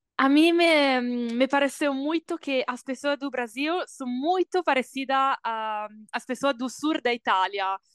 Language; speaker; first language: Portuguese; non-native, learner; Italian